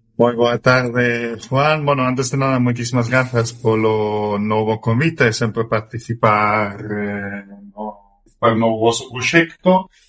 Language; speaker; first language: Galician; non-native, fluent; German